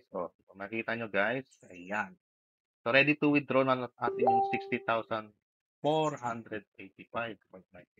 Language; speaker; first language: Filipino; native; Filipino